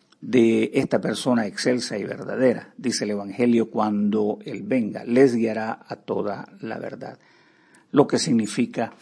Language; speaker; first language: Spanish; native; Spanish